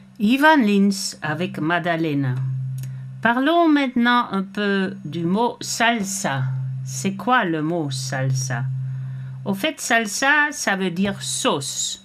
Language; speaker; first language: French; non-native, fluent; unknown